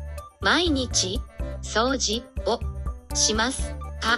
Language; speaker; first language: Japanese; non-native, learner; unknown